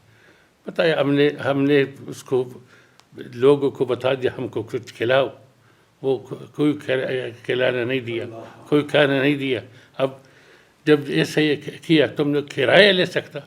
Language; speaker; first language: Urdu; non-native, learner; Arabic